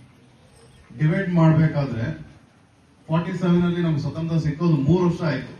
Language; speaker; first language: Kannada; native; Kannada